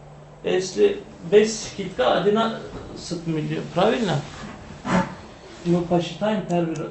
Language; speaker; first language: Russian; non-native, learner; Turkish